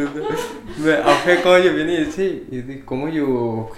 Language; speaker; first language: French; non-native, learner; Punjabi